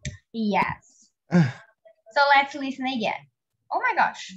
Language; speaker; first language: English; non-native, fluent; Portuguese